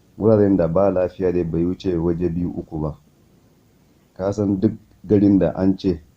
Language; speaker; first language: Hausa; non-native, local second language; Kanuri